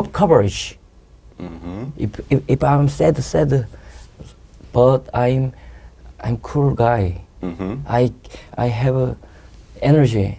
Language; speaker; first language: English; non-native, learner; Korean